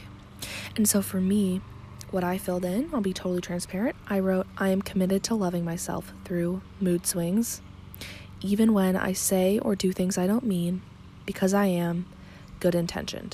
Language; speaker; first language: English; native; English